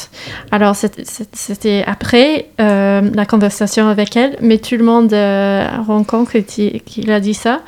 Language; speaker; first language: French; non-native, learner; English